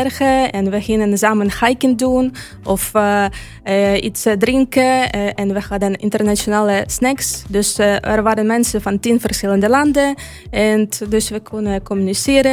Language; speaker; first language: Dutch; non-native, fluent; Ukrainian